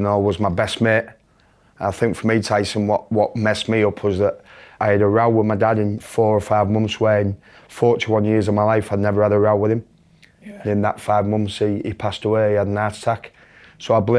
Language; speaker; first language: English; native; English